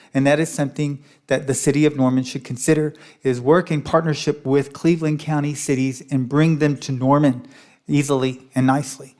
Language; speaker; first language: English; native; English